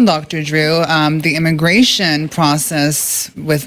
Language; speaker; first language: English; non-native, fluent; Norwegian